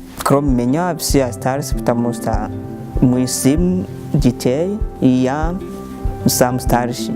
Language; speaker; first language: Russian; non-native, learner; Rundi